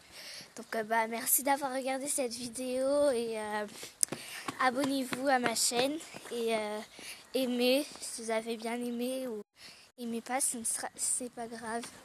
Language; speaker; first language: French; native; French